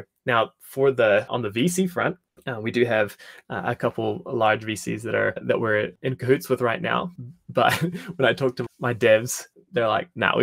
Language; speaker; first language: English; native; English